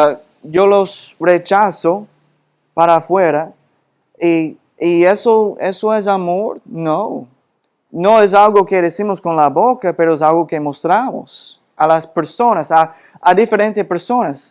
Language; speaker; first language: Spanish; non-native, fluent; English